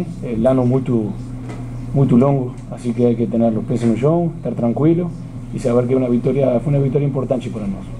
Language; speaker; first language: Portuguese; non-native, fluent; Spanish